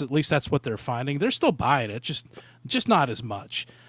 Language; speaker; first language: English; native; English